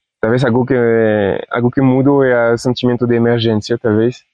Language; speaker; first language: Portuguese; non-native, fluent; Spanish